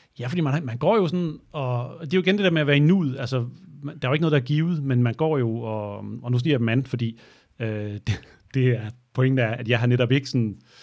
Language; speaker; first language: Danish; native; Danish